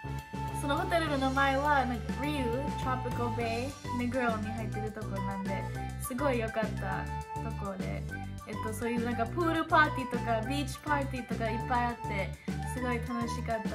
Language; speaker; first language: Japanese; early bilingual, heritage; English